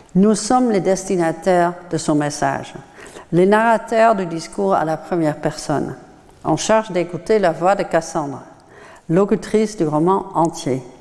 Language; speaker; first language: French; non-native, fluent; Dutch